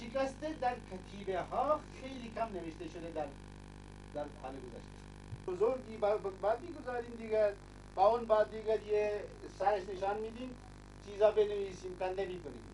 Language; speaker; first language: Persian; non-native, fluent; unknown